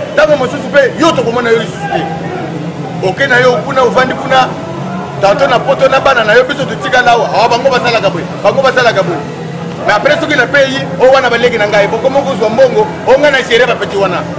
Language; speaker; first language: Lingala; non-native, local second language; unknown